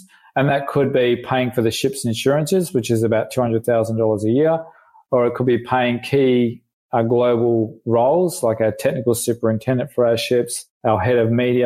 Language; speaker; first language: English; native; English